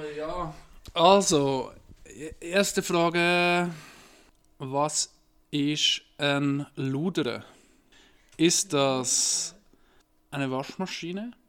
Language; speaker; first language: German; native; German